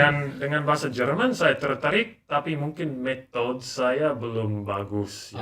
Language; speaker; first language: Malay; non-native, learner; English